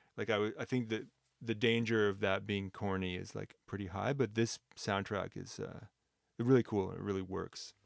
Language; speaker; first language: English; native; English